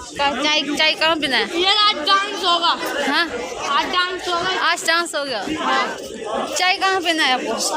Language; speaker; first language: Hindi; non-native, learner; Tibetan